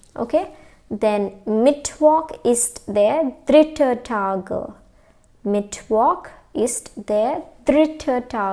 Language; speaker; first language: German; non-native, fluent; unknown